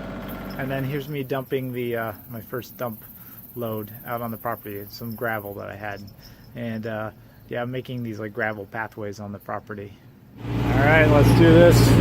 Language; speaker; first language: English; native; English